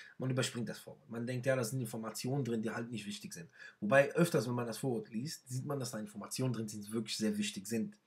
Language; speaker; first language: German; non-native, fluent; Arabic